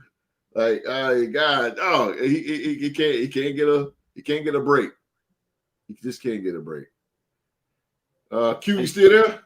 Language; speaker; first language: English; native; English